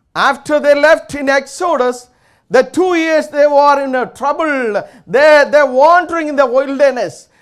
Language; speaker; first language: English; non-native, local second language; Malayalam